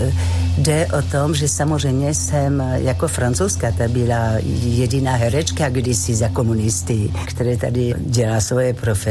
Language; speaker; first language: Czech; non-native, fluent; French